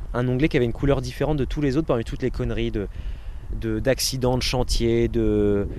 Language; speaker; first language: French; native; French